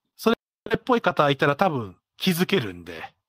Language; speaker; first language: Japanese; non-native, fluent; English